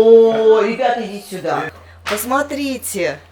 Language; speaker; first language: Russian; native; Russian